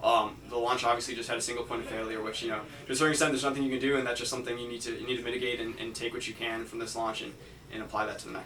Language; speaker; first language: English; native; English